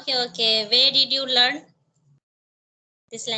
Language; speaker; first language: English; non-native, learner; Hindi